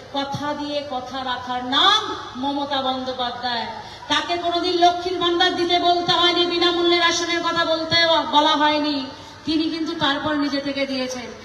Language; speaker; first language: Bangla; non-native, local second language; Nepali